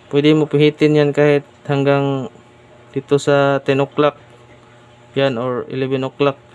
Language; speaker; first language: Filipino; non-native, local second language; Cebuano